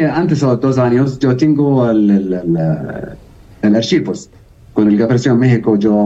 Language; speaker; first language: Spanish; non-native, learner; Arabic